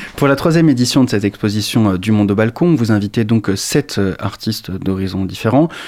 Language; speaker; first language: French; native; French